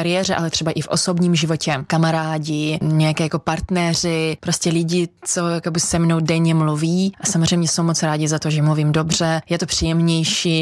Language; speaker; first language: Czech; non-native, fluent; Russian